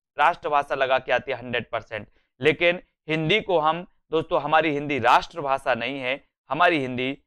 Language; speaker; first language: Hindi; native; Hindi